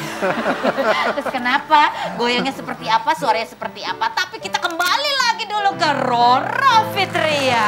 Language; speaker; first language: Indonesian; native; Indonesian